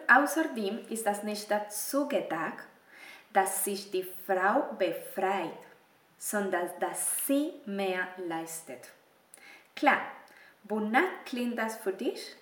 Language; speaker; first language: German; non-native, fluent; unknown